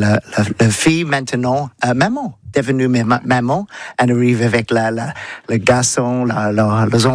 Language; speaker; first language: French; non-native, learner; English